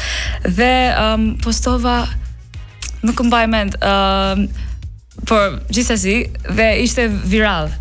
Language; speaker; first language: Albanian; non-native, learner; English